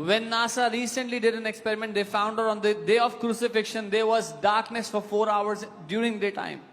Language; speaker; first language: English; non-native, local second language; Hindi